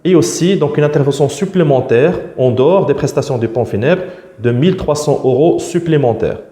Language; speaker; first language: French; non-native, local second language; Arabic